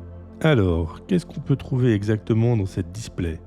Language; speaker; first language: French; native; French